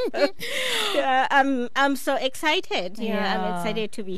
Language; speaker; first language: English; non-native, fluent; Xhosa